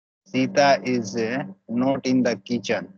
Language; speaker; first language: English; non-native, learner; Hindi